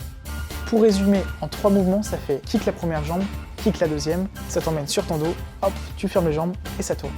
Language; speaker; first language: French; native; French